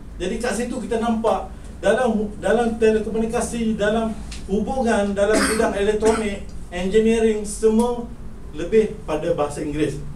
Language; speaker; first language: Malay; native; Malay